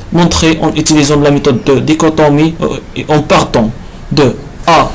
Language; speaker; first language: French; non-native, local second language; Arabic